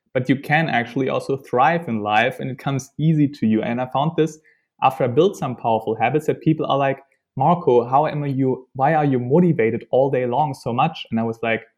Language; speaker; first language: English; non-native, fluent; German